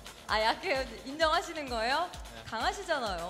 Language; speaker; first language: Korean; native; Korean